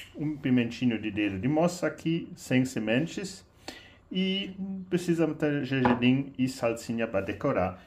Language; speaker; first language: Portuguese; non-native, fluent; German